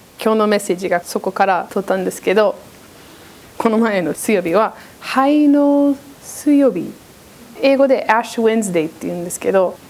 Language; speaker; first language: Japanese; non-native, fluent; English